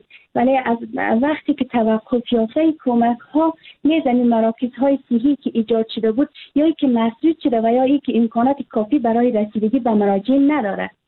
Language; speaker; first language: Persian; native; Persian